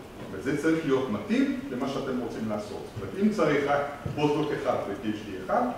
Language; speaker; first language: Hebrew; non-native, fluent; French